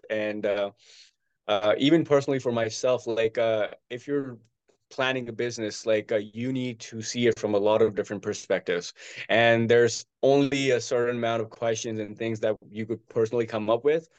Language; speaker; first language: English; non-native, local second language; Hindi